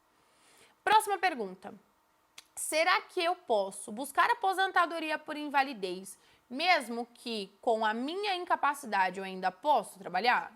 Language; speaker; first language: Portuguese; native; Portuguese